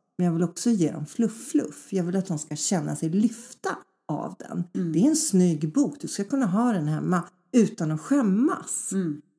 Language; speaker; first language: Swedish; early bilingual, other home language; Polish